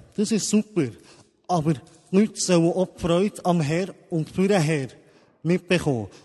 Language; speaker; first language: German; native; German